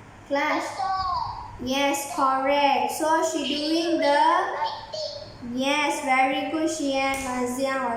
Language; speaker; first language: English; non-native, learner; Malay